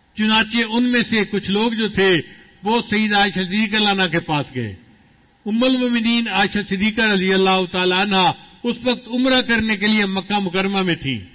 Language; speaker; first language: Urdu; non-native, local second language; Punjabi